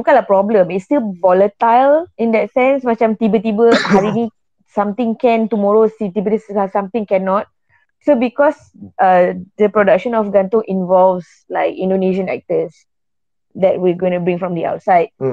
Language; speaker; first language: English; non-native, local second language; Malay